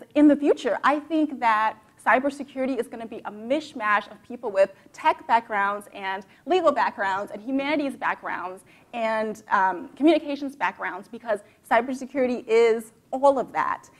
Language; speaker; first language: English; native; English